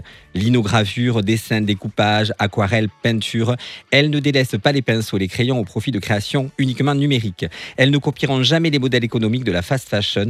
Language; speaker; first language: French; native; French